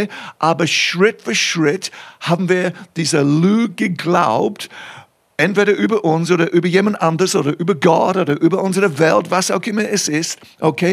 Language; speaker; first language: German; non-native, fluent; English